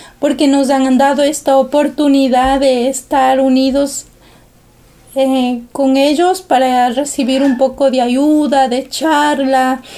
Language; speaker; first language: Spanish; native; Spanish